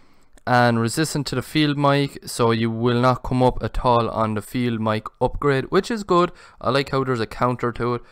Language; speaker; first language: English; native; English